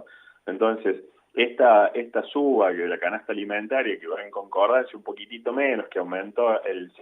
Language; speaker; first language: Spanish; native; Spanish